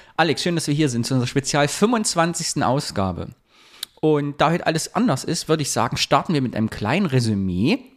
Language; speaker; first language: German; native; German